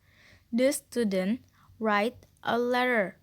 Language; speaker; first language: English; non-native, learner; Indonesian